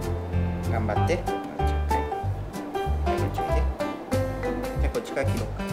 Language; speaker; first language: Japanese; native; Japanese